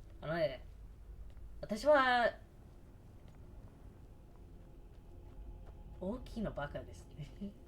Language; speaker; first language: Japanese; non-native, learner; English